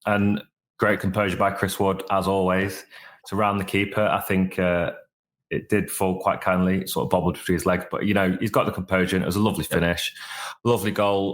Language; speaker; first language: English; native; English